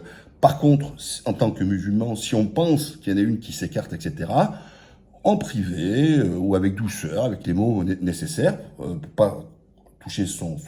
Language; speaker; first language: French; native; French